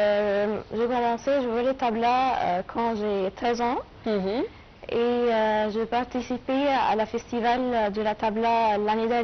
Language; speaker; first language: French; non-native, learner; Arabic